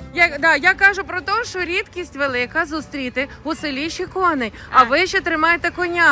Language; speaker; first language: Ukrainian; native; Ukrainian